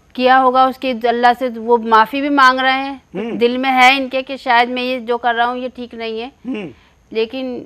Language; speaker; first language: Hindi; native; Hindi